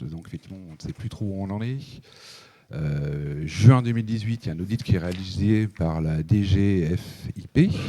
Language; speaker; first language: French; native; French